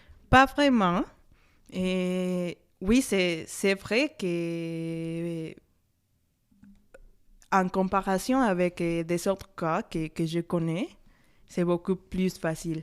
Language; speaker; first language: French; non-native, fluent; Spanish